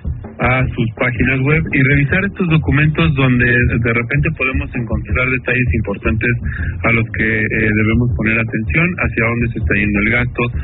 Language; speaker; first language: Spanish; native; Spanish